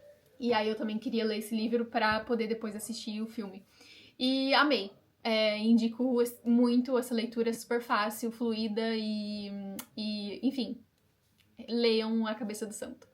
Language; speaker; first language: Portuguese; native; Portuguese